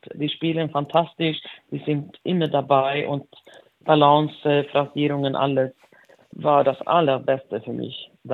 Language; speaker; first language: German; non-native, fluent; Swedish